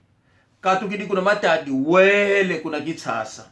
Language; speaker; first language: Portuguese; non-native, local second language; Kongo